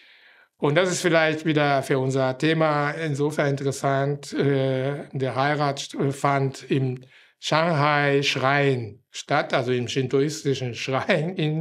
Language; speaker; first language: German; non-native, fluent; Japanese